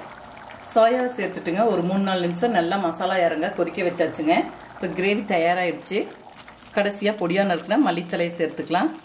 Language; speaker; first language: Tamil; native; Tamil